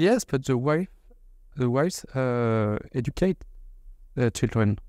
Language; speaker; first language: English; non-native, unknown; French